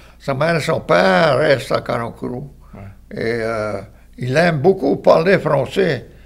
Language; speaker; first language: French; native; French